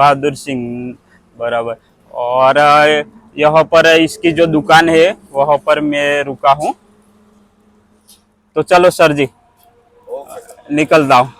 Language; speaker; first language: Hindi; non-native, local second language; Gujarati